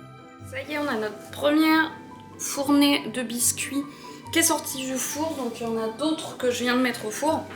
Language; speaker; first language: French; native; French